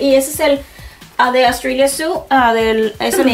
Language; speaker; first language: Spanish; native; Spanish